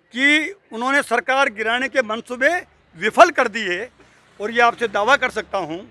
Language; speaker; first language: Hindi; native; Hindi